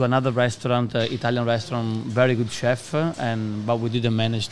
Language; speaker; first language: English; non-native, fluent; Italian